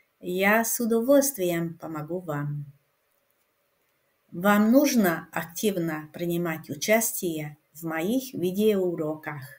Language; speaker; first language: Russian; non-native, fluent; Hungarian